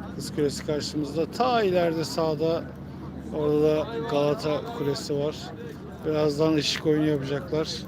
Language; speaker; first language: Turkish; native; Turkish